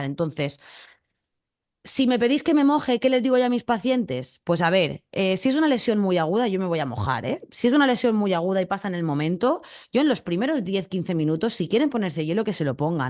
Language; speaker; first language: Spanish; native; Spanish